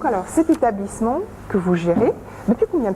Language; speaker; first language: French; native; French